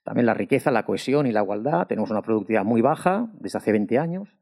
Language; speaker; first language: Spanish; non-native, local second language; Catalan